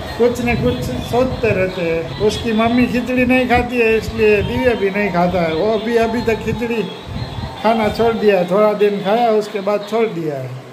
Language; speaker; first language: Hindi; non-native, local second language; Gujarati